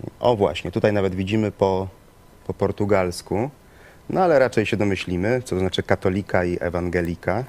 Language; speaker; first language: Polish; native; Polish